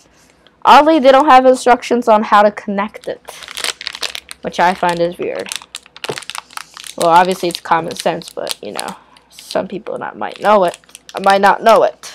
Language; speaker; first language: English; native; English